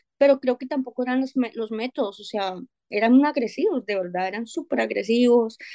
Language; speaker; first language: Spanish; native; Spanish